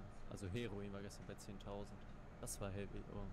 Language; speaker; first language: German; native; German